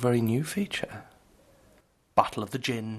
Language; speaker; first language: English; native; English